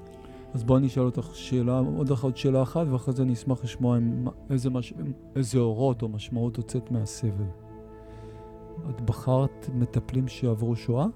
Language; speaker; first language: Hebrew; native; Hebrew